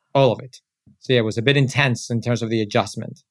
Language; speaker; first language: English; early bilingual, other home language; Spanish